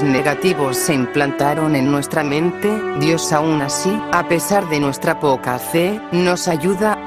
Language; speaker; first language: Spanish; native; Spanish